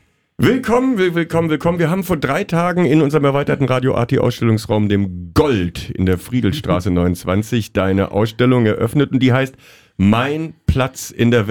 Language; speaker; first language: German; native; German